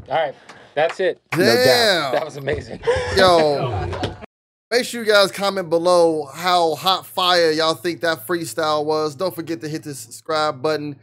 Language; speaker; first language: English; native; English